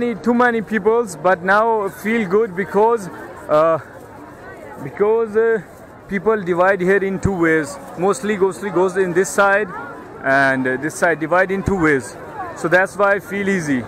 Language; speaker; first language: English; non-native, learner; Urdu